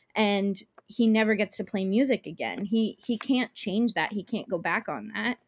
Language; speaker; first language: English; early bilingual, other home language; Italian